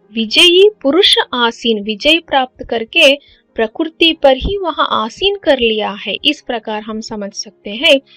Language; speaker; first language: Hindi; non-native, local second language; Kannada